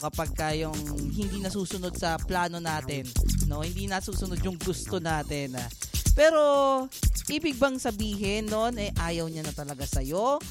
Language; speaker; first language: Filipino; native; Filipino